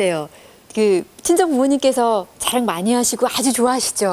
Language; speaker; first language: Korean; native; Korean